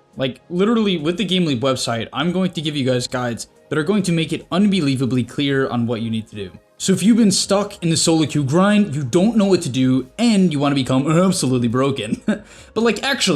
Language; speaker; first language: English; native; English